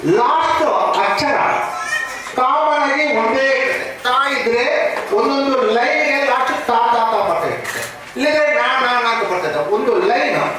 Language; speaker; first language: Kannada; native; Kannada